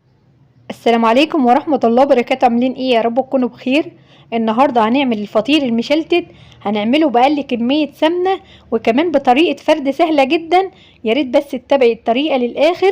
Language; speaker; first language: Arabic; native; Arabic